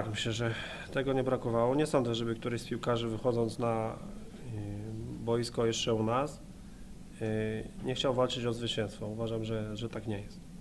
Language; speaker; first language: Polish; native; Polish